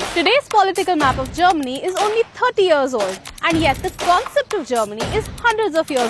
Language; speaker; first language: English; non-native, local second language; Hindi